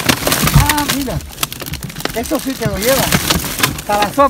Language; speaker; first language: Spanish; native; Spanish